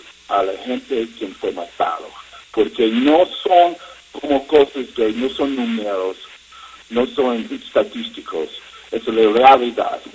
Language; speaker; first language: Spanish; non-native, learner; English